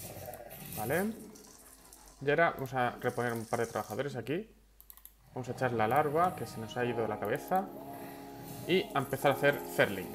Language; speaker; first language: Spanish; native; Spanish